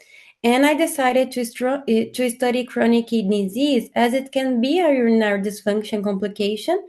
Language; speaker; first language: English; non-native, fluent; Portuguese